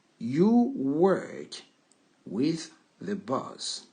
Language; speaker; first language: English; non-native, learner; French